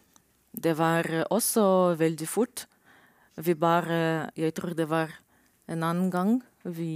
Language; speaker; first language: Norwegian; non-native, learner; Romanian